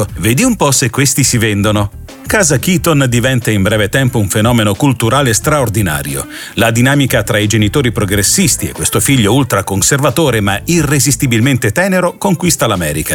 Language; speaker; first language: Italian; native; Italian